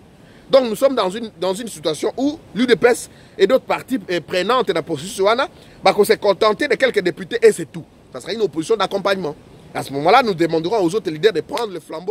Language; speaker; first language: French; non-native, local second language; Lingala